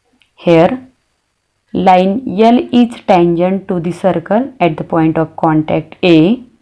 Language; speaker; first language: English; non-native, local second language; Marathi